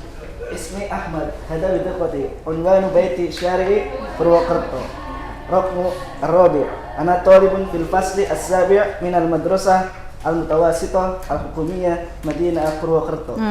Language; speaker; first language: Arabic; non-native, learner; Indonesian